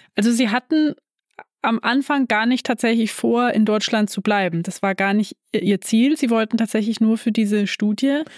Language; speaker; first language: German; native; German